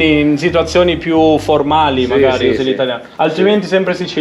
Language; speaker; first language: Italian; native; Italian